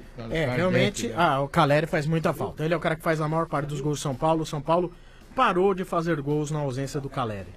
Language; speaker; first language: Portuguese; native; Portuguese